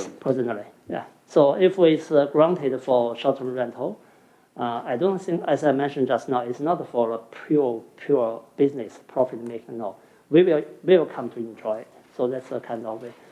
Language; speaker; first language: English; non-native, fluent; Chinese